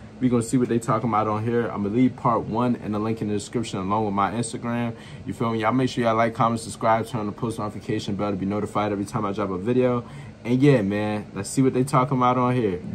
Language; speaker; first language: English; native; English